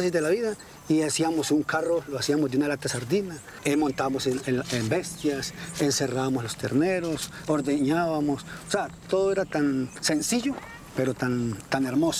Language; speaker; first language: Spanish; native; Spanish